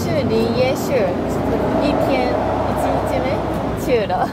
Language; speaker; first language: Chinese; early bilingual, heritage; Japanese